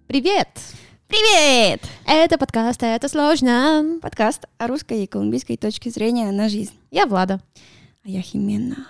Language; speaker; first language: Russian; non-native, fluent; Spanish